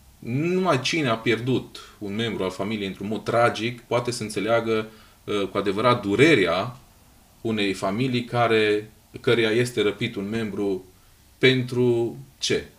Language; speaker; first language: Romanian; native; Romanian